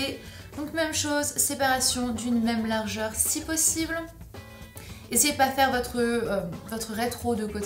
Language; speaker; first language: French; native; French